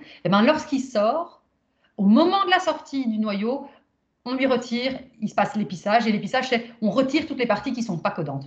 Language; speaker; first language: French; native; French